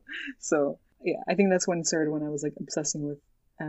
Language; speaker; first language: English; native; English